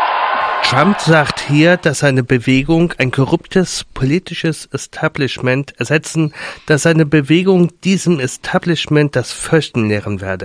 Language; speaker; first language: German; native; German